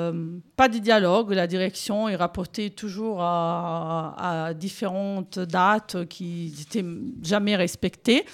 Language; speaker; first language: French; native; French